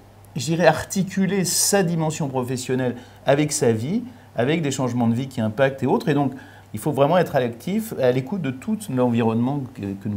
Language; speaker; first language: French; native; French